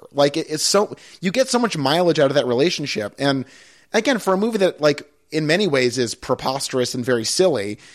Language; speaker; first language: English; native; English